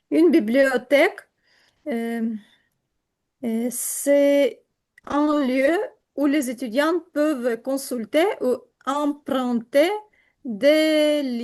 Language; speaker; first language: French; non-native, learner; Ukrainian